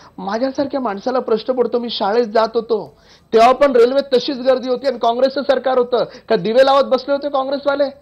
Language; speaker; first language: Marathi; native; Marathi